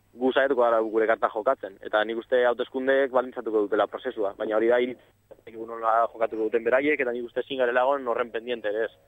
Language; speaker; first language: Basque; non-native, local second language; Spanish